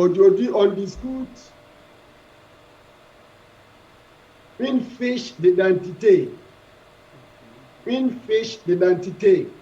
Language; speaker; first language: French; non-native, fluent; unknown